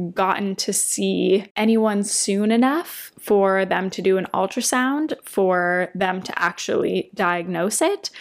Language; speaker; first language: English; native; English